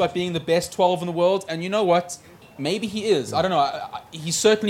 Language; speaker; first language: English; native; English